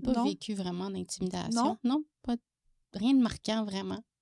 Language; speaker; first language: French; native; French